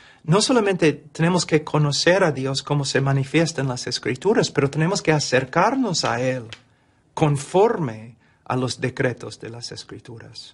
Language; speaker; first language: Spanish; non-native, fluent; English